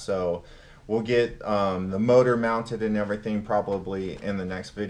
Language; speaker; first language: English; native; English